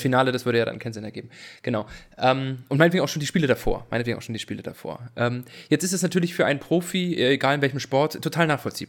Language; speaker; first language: German; native; German